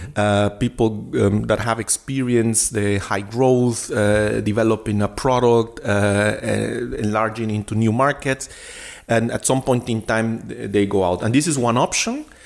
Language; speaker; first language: English; non-native, fluent; Spanish